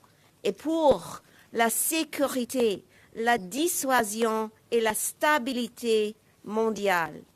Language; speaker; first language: French; non-native, learner; English